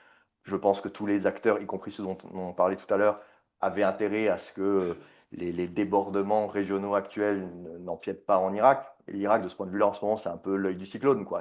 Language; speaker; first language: French; native; French